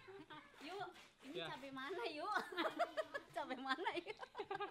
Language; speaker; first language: Indonesian; native; Indonesian